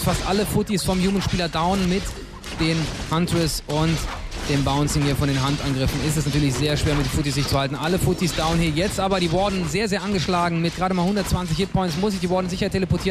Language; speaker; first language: German; native; German